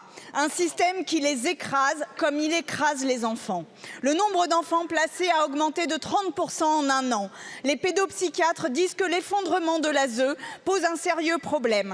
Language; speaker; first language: French; native; French